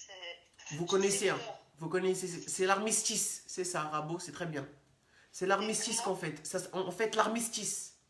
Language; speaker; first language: French; native; French